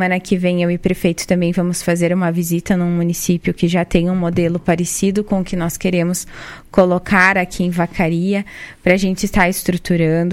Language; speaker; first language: Portuguese; native; Portuguese